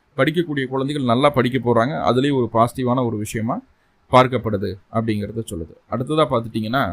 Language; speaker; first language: Tamil; native; Tamil